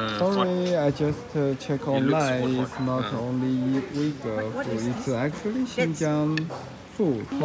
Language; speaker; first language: English; non-native, learner; Chinese